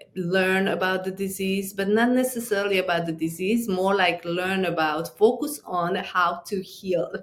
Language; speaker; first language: English; non-native, fluent; Romanian